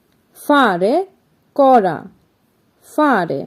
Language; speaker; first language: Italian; non-native, fluent; Bangla